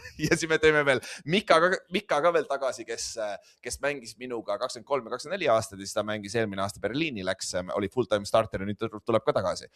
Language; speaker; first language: Estonian; native; Estonian